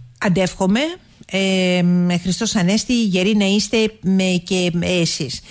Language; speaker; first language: Greek; native; Greek